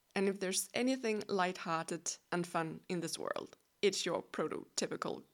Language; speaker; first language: English; non-native, fluent; Danish